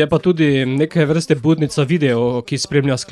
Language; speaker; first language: Slovenian; native; Slovenian